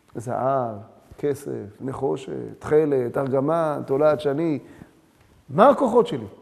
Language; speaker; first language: Hebrew; early bilingual, other home language; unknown